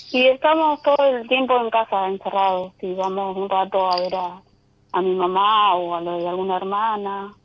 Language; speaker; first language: Spanish; native; Spanish